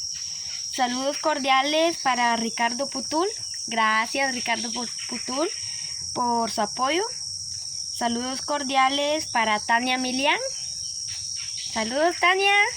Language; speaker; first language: Spanish; non-native, local second language; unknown